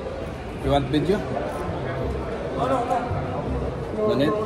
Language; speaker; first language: English; non-native, learner; Filipino